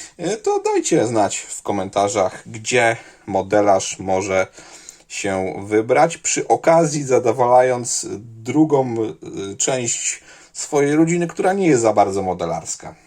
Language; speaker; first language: Polish; native; Polish